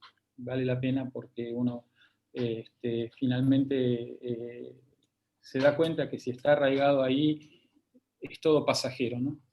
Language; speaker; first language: Spanish; native; Spanish